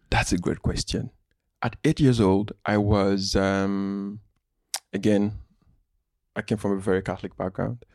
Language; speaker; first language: English; non-native, local second language; Igbo